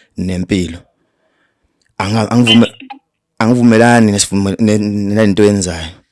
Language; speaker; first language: Zulu; native; Zulu